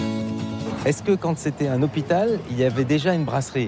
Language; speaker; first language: French; native; French